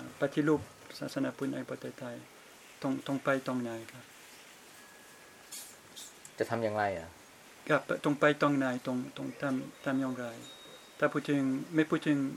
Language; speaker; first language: Thai; non-native, fluent; French